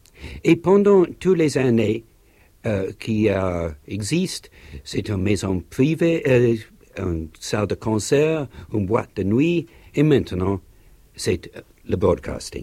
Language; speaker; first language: French; non-native, learner; English